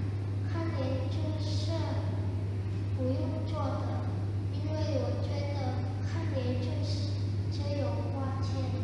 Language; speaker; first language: Chinese; non-native, learner; Indonesian